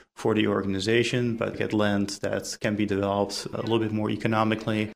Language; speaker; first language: English; non-native, fluent; Dutch